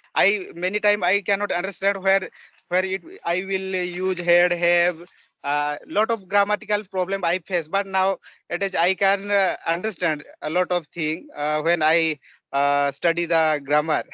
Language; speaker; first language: English; non-native, learner; Odia